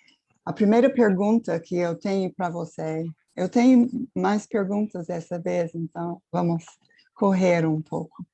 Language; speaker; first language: Portuguese; non-native, fluent; English